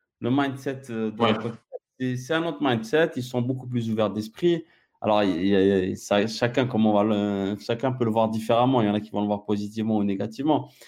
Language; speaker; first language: French; non-native, local second language; Arabic